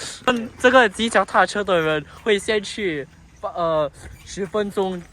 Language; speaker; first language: Chinese; non-native, local second language; English